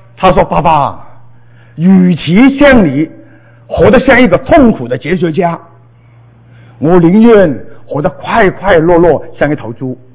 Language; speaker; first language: Chinese; non-native, local second language; Cantonese